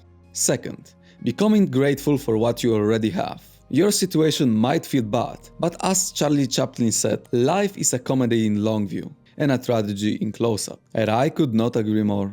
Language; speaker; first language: English; non-native, fluent; Polish